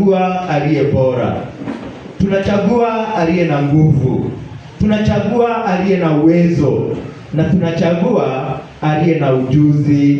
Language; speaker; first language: Swahili; non-native, local second language; Kikuyu